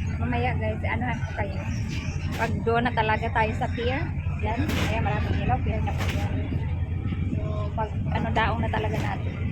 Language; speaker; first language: Filipino; non-native, local second language; Cebuano